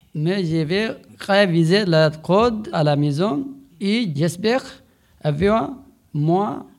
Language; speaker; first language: French; non-native, learner; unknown